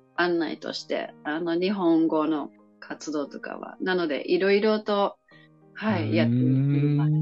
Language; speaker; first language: Japanese; non-native, fluent; English